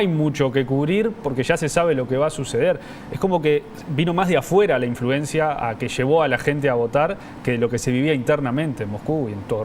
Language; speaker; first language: Spanish; native; Spanish